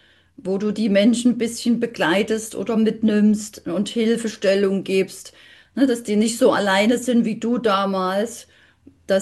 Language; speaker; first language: German; native; German